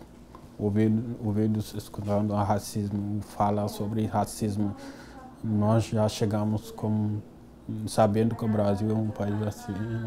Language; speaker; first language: Portuguese; non-native, fluent; Wolof